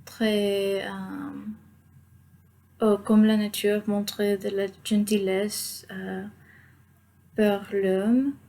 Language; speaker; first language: French; non-native, fluent; Spanish